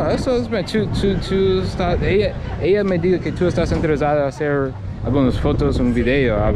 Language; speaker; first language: Spanish; non-native, learner; English